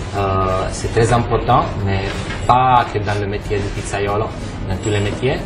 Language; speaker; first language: French; non-native, fluent; Romanian